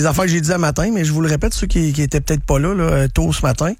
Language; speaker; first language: French; native; French